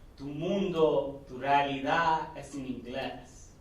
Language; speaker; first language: Spanish; early bilingual, other home language; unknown